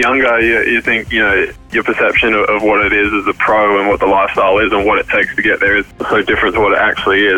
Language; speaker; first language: English; native; English